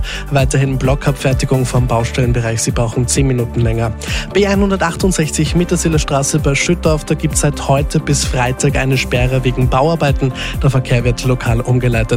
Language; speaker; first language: German; native; German